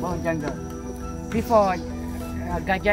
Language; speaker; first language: English; non-native, learner; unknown